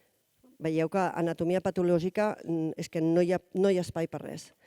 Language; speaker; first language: Catalan; native; Catalan